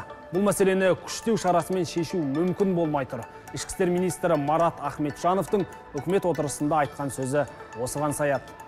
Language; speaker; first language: Kazakh; native; Kazakh